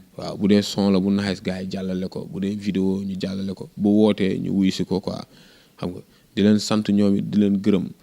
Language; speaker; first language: Wolof; native; Wolof